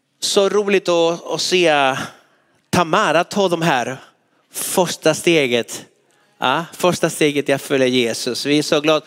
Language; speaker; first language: Swedish; non-native, fluent; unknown